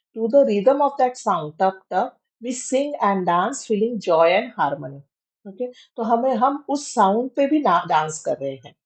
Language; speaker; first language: Hindi; non-native, local second language; Marathi